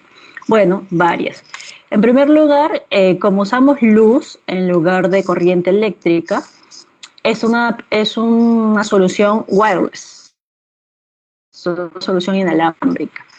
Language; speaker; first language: Spanish; native; Spanish